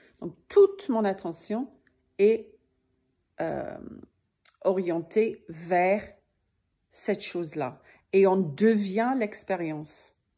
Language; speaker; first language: French; native; French